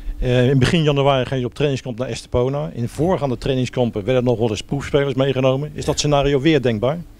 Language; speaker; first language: Dutch; native; Dutch